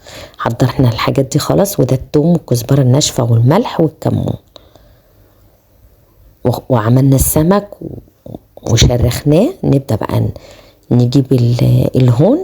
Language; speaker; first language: Arabic; native; Arabic